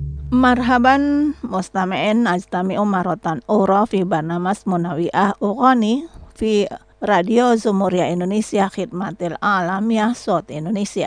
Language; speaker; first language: Arabic; non-native, fluent; Indonesian